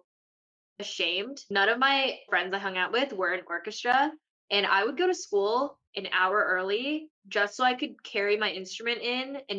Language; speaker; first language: English; early bilingual, other home language; Korean